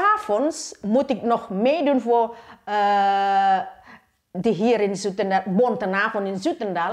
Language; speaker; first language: Dutch; non-native, learner; Indonesian